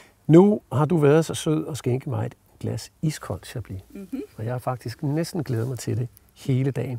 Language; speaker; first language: Danish; native; Danish